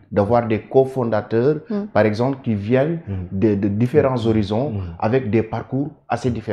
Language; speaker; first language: French; non-native, local second language; Wolof